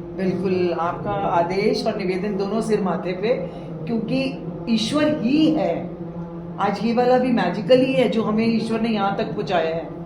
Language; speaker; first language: Hindi; native; Hindi